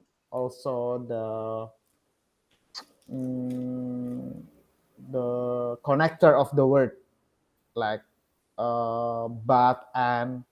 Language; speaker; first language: English; non-native, learner; Indonesian